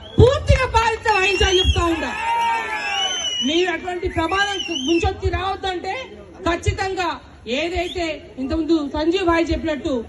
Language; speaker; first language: Telugu; non-native, local second language; Lambadi